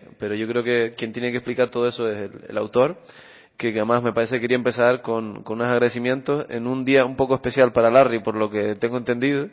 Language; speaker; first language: Spanish; native; Spanish